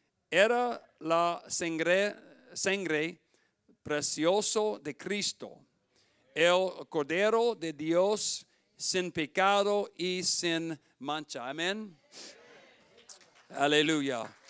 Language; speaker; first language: Spanish; non-native, learner; English